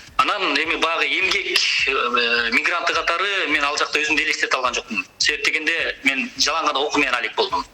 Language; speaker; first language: Kyrgyz; native; Kyrgyz